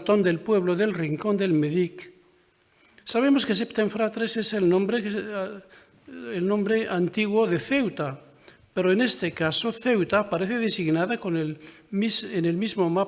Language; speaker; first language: Spanish; non-native, fluent; Arabic